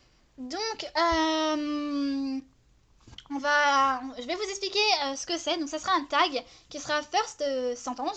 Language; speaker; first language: French; native; French